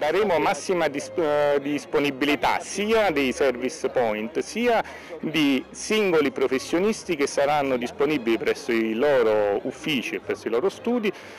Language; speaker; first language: Italian; native; Italian